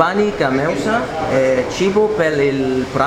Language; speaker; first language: Italian; non-native, learner; Korean